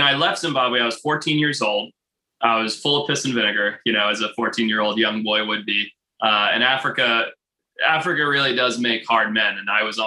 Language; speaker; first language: English; native; English